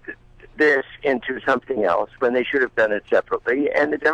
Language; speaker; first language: English; native; English